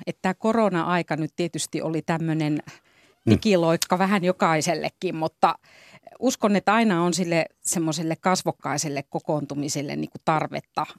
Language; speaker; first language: Finnish; native; Finnish